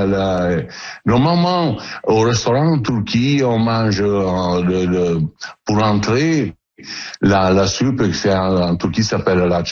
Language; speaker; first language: French; non-native, learner; Italian